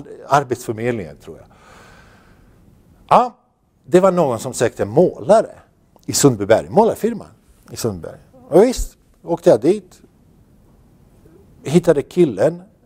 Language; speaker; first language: Swedish; non-native, fluent; Bosnian